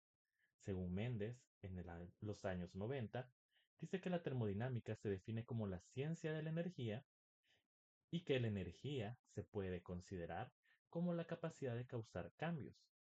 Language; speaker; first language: Spanish; native; Spanish